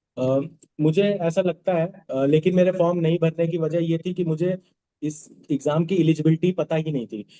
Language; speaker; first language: Hindi; non-native, local second language; Bhojpuri